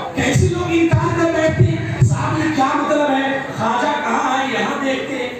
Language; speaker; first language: Urdu; native; Urdu